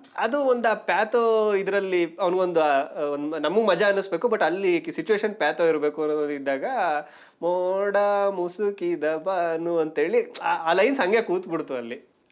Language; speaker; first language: Kannada; native; Kannada